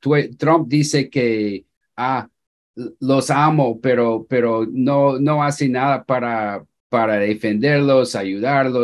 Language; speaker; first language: Spanish; non-native, fluent; English